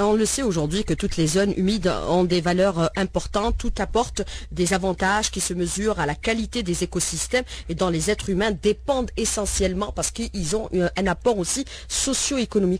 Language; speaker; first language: French; non-native, local second language; Arabic